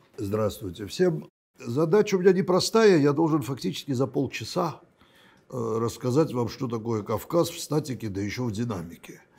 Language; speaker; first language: Russian; non-native, local second language; Armenian